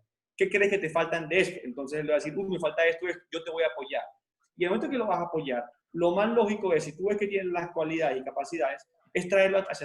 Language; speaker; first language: Spanish; native; Spanish